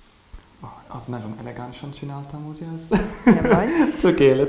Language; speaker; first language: Hungarian; non-native, learner; English